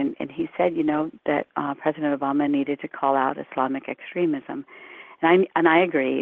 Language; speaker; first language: English; early bilingual, other home language; Urdu